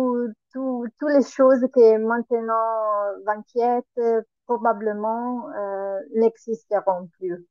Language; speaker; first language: French; non-native, learner; Italian